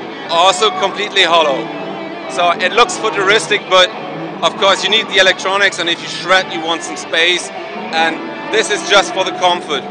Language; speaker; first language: English; non-native, fluent; German